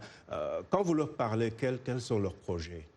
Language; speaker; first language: French; native; French